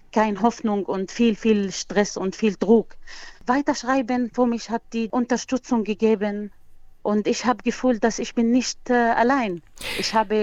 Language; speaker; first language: German; non-native, learner; Arabic